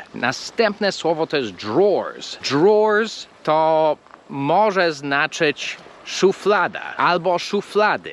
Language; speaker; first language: Polish; non-native, fluent; English